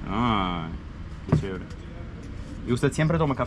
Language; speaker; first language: Spanish; non-native, fluent; Russian